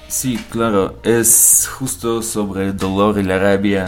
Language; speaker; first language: Spanish; non-native, learner; Russian